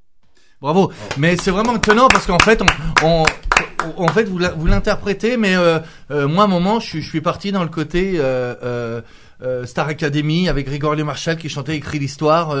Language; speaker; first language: French; native; French